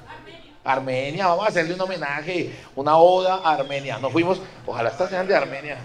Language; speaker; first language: Spanish; native; Spanish